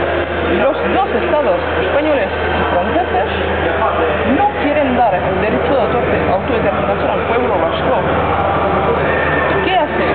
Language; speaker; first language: Spanish; non-native, learner; French